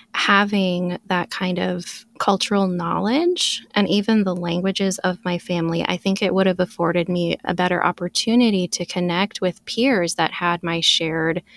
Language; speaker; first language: English; early bilingual, other home language; Filipino